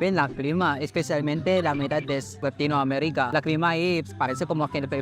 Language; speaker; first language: Spanish; non-native, fluent; Filipino